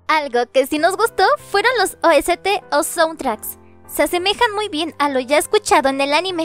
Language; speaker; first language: Spanish; native; Spanish